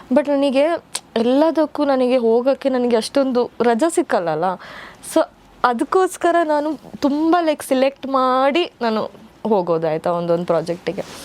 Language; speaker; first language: Kannada; non-native, local second language; Malayalam